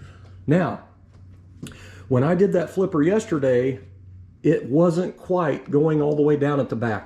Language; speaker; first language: English; native; English